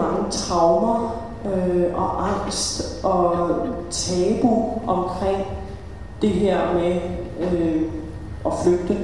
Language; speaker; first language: Danish; early bilingual, other home language; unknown